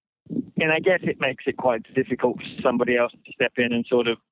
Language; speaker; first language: English; native; English